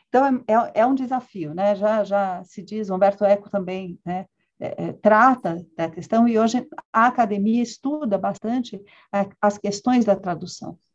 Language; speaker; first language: Portuguese; early bilingual, other home language; Spanish